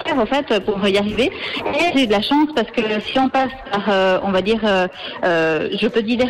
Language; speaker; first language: French; early bilingual, other home language; Spanish